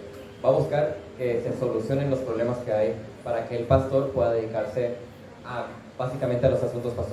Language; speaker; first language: Spanish; native; Spanish